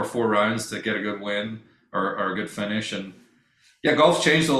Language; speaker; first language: English; native; English